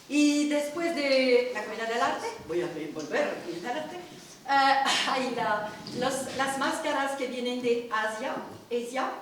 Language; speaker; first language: Spanish; non-native, learner; French